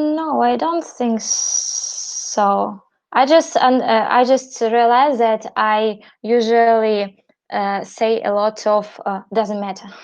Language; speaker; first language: English; non-native, fluent; Russian